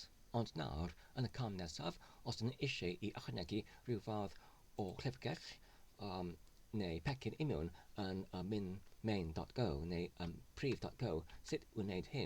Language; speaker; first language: Welsh; non-native, learner; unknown